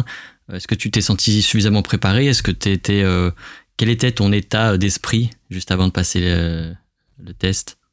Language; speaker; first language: French; native; French